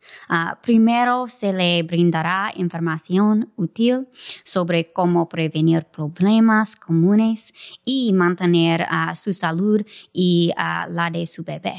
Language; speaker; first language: Spanish; non-native, fluent; English